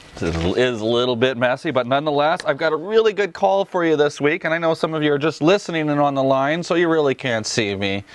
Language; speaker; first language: English; native; English